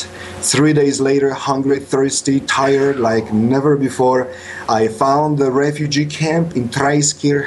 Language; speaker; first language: English; non-native, fluent; Polish